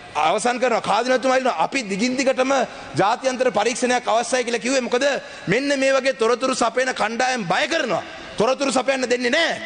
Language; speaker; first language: Sinhala; non-native, local second language; Tamil